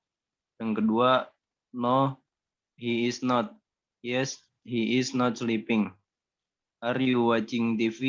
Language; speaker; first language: English; non-native, learner; Indonesian